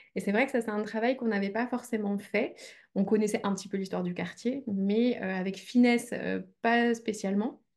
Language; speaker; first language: French; native; French